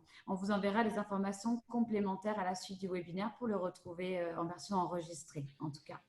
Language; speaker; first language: French; native; French